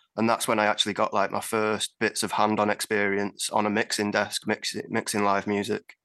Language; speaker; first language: English; native; English